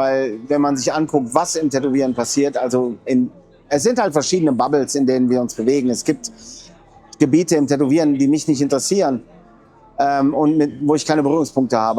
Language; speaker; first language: German; native; German